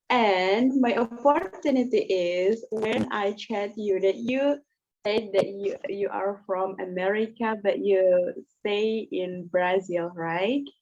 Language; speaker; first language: English; non-native, learner; Indonesian